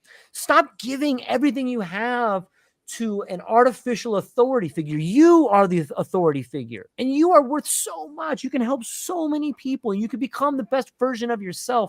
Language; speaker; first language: English; native; English